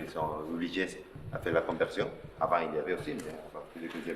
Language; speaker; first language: French; non-native, local second language; Catalan